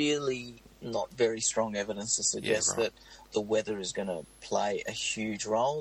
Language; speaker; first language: English; native; English